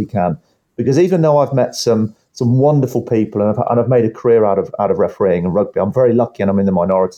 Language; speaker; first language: English; native; English